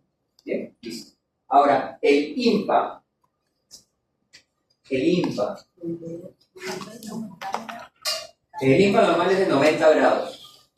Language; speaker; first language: Spanish; native; Spanish